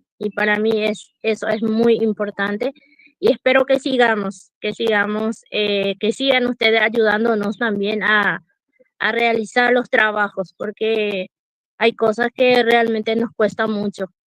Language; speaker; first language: Spanish; non-native, local second language; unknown